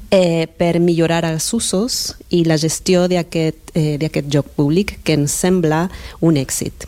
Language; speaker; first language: Catalan; non-native, fluent; Spanish